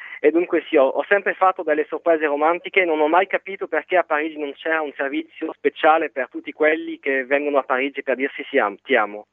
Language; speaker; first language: Italian; non-native, fluent; French